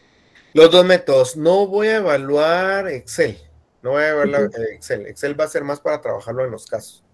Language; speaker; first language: Spanish; native; Spanish